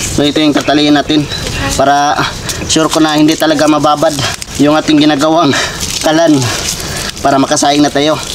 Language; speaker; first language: Filipino; non-native, local second language; Cebuano